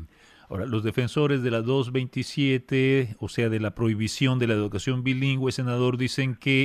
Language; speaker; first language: Spanish; native; Spanish